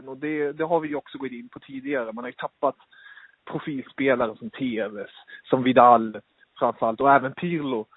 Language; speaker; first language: Swedish; native; Swedish